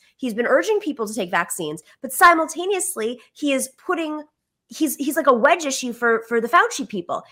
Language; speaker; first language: English; early bilingual, other home language; Greek